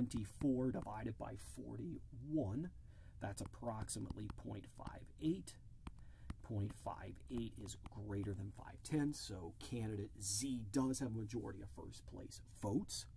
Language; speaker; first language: English; native; English